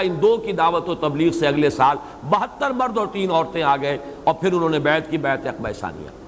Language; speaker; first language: Urdu; native; Urdu